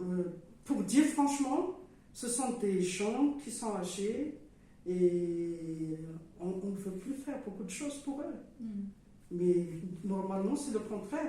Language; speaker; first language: French; non-native, local second language; Malagasy